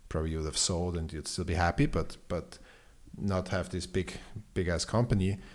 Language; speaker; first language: English; non-native, fluent; German